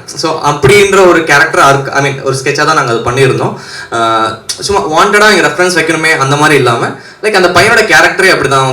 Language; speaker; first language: Tamil; native; Tamil